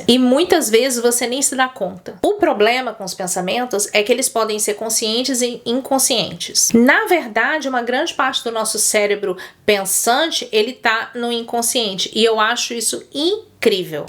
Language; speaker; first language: Portuguese; native; Portuguese